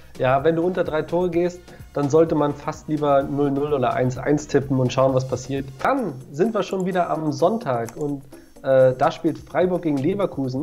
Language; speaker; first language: German; native; German